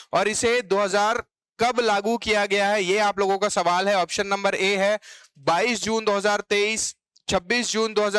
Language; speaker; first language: Hindi; native; Hindi